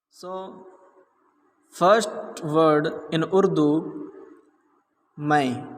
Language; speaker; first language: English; non-native, learner; Urdu